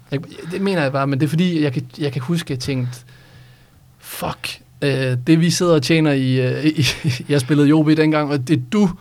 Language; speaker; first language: Danish; early bilingual, other home language; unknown